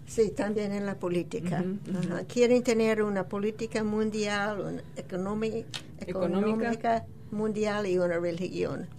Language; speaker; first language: Spanish; non-native, fluent; English